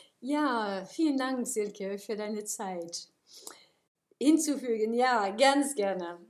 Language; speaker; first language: German; non-native, fluent; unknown